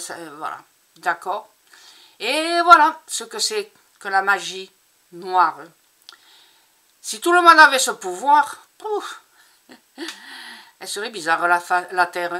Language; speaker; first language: French; native; French